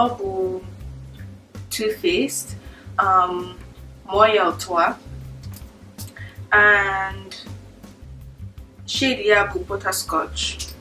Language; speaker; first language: Igbo; early bilingual, heritage; English